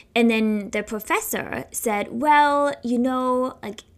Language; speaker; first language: English; non-native, fluent; German